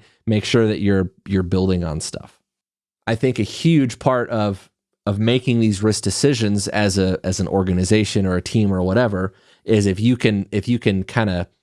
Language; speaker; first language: English; native; English